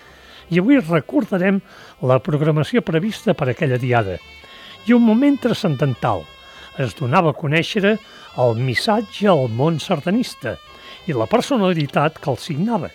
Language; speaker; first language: Catalan; native; Catalan